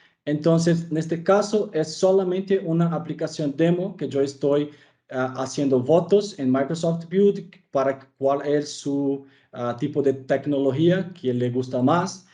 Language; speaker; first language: Spanish; non-native, fluent; Portuguese